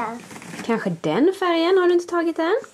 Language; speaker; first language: Swedish; native; Swedish